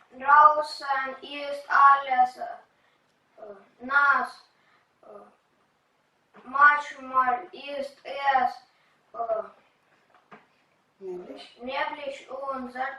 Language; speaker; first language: German; non-native, learner; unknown